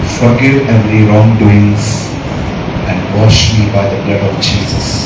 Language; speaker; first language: English; non-native, local second language; Hindi